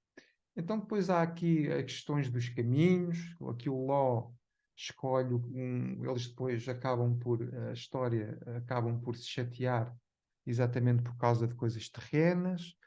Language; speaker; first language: Portuguese; native; Portuguese